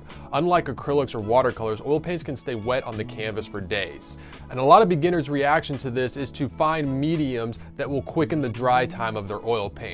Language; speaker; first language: English; native; English